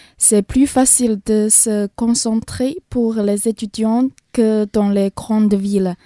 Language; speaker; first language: French; non-native, learner; Chinese